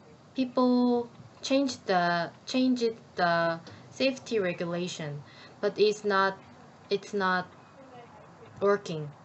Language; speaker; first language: English; non-native, learner; Korean